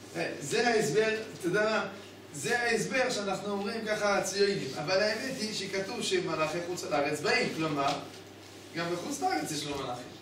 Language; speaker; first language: Hebrew; native; Hebrew